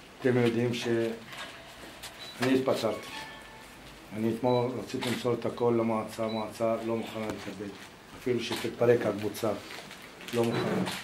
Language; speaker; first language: Hebrew; non-native, local second language; Arabic